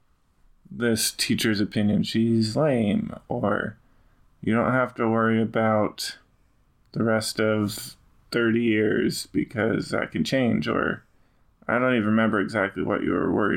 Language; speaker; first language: English; native; English